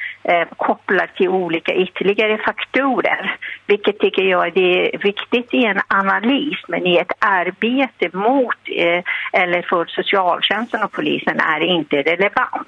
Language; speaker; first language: Swedish; non-native, fluent; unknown